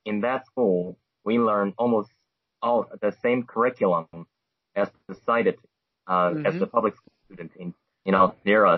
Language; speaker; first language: English; non-native, fluent; Chinese